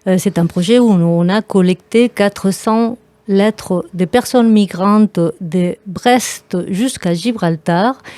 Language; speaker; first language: French; non-native, fluent; Spanish